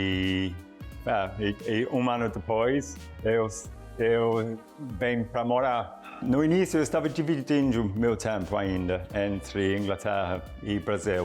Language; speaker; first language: Portuguese; non-native, fluent; English